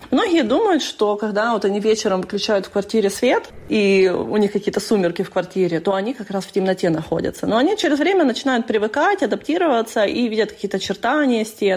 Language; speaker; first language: Russian; native; Russian